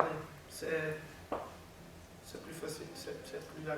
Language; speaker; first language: French; non-native, learner; Dutch